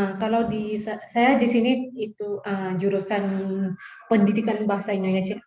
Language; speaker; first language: Indonesian; non-native, fluent; Pattani Malay